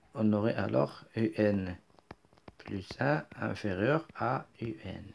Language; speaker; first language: French; non-native, local second language; Arabic